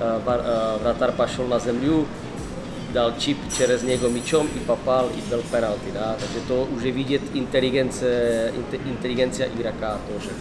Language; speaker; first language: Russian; non-native, learner; Czech